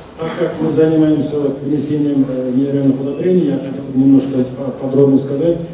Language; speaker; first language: Russian; non-native, local second language; Kazakh